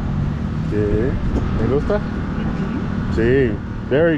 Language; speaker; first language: Spanish; non-native, learner; English